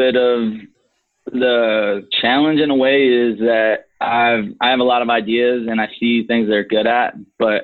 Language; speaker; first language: English; native; English